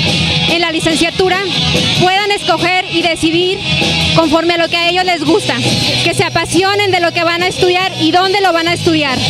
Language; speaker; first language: Spanish; native; Spanish